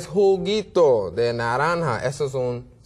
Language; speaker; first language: Spanish; non-native, learner; English